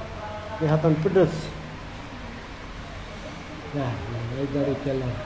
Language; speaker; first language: Indonesian; non-native, learner; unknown